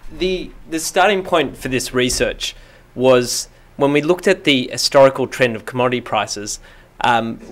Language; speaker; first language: English; native; English